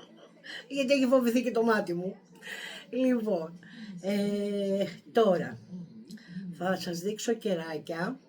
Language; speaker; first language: Greek; native; Greek